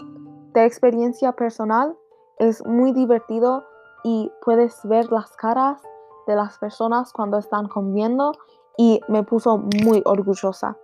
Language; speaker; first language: Spanish; non-native, learner; English